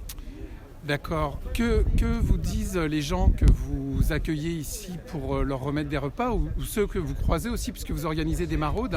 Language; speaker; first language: French; native; French